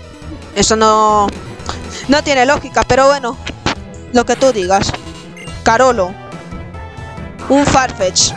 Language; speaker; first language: Spanish; native; Spanish